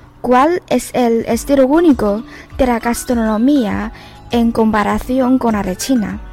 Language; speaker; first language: Spanish; non-native, fluent; Chinese